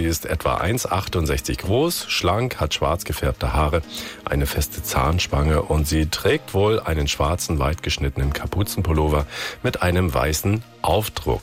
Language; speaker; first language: German; native; German